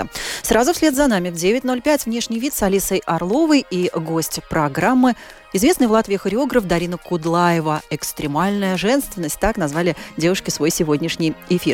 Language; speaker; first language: Russian; native; Russian